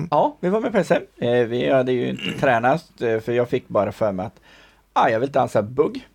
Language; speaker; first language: Swedish; native; Swedish